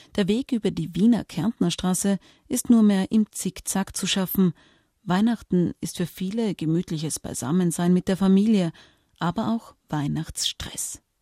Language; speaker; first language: German; native; German